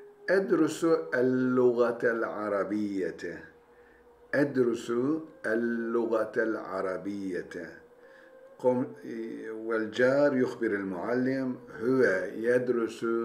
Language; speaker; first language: Arabic; non-native, fluent; Turkish